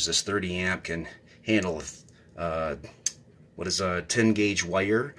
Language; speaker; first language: English; native; English